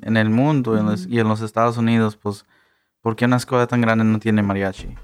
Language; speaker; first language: Spanish; early bilingual, heritage; Spanish